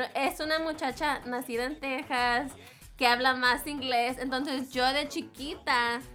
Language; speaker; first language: Spanish; early bilingual, heritage; Spanish